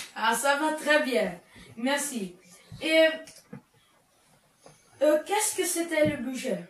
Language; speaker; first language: French; non-native, learner; Dutch